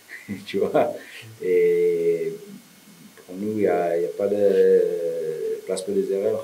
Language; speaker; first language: French; non-native, learner; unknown